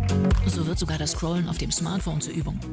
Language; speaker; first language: German; native; German